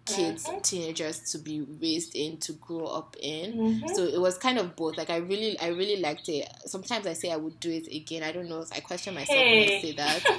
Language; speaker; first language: English; non-native, local second language; Yoruba